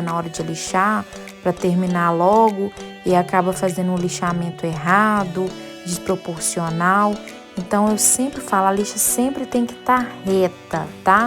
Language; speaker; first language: Portuguese; native; Portuguese